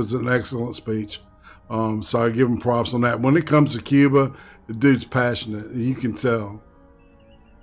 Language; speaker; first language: English; native; English